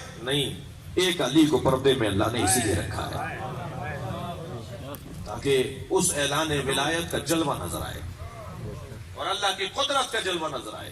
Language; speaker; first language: Urdu; native; Urdu